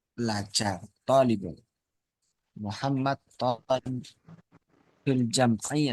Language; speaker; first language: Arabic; non-native, fluent; Indonesian